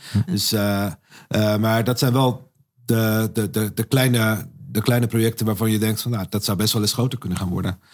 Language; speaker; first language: Dutch; native; Dutch